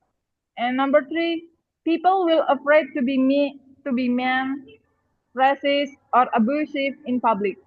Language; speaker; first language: English; non-native, learner; Indonesian